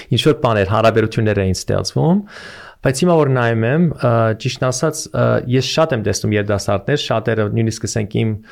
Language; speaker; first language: Armenian; early bilingual, heritage; Armenian